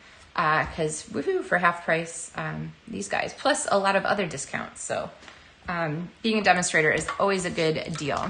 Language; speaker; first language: English; native; English